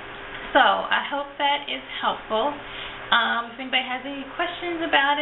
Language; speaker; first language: English; native; English